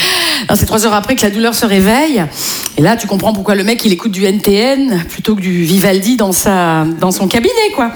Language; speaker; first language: French; native; French